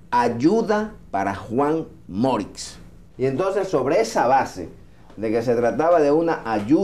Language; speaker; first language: Spanish; native; Spanish